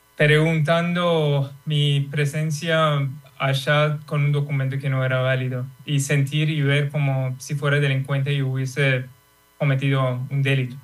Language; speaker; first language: Spanish; non-native, fluent; Persian